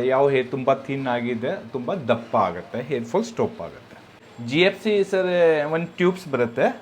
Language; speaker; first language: Kannada; non-native, local second language; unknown